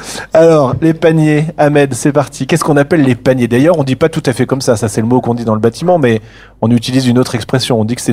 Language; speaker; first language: French; native; French